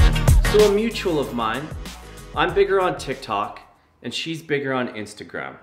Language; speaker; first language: English; native; English